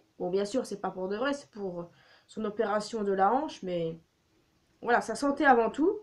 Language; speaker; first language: French; native; French